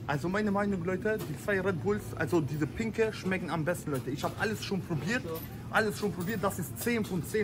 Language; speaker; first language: German; early bilingual, other home language; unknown